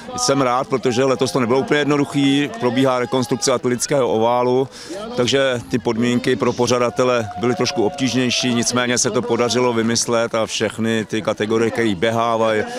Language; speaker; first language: Czech; native; Czech